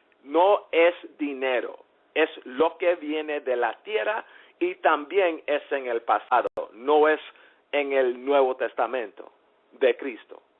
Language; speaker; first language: Spanish; early bilingual, heritage; English